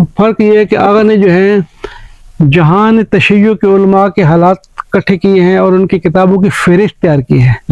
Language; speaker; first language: Urdu; non-native, local second language; Punjabi